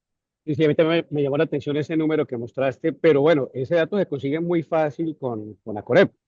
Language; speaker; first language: Spanish; native; Spanish